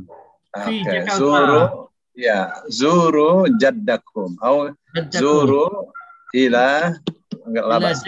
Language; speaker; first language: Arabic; non-native, fluent; Indonesian